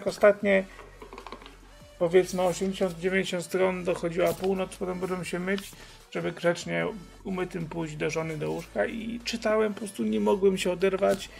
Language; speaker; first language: Polish; native; Polish